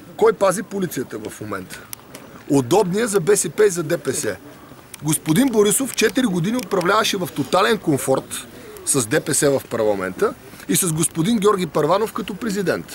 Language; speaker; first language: Bulgarian; native; Bulgarian